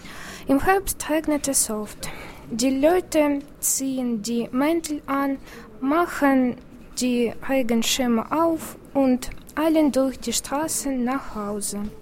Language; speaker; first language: German; non-native, learner; Russian